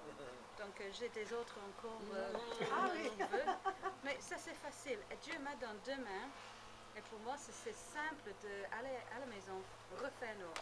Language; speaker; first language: French; non-native, learner; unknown